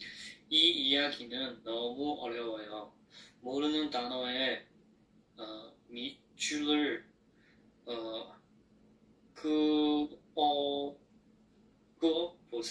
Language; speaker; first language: Korean; non-native, learner; Chinese